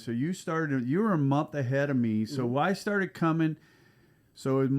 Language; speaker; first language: English; native; English